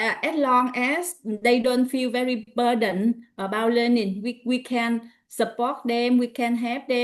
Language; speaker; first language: English; non-native, learner; Vietnamese